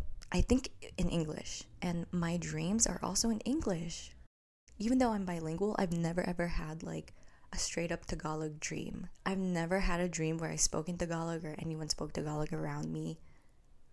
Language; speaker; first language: English; early bilingual, other home language; Filipino